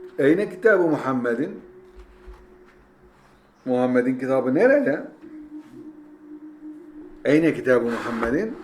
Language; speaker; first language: Arabic; non-native, fluent; Turkish